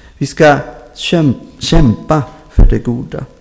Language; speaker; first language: Swedish; non-native, fluent; Spanish